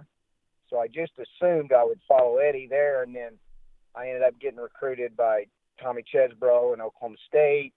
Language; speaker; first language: English; native; English